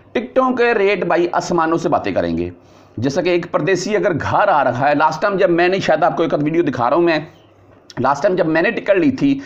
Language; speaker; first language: Urdu; non-native, local second language; Punjabi